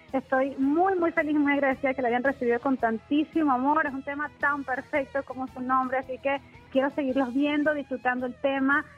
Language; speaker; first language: Spanish; native; Spanish